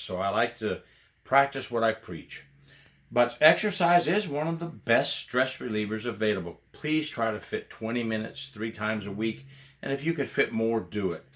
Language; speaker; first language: English; native; English